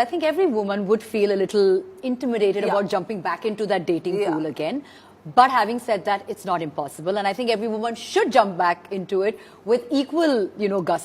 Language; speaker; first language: English; non-native, local second language; Hindi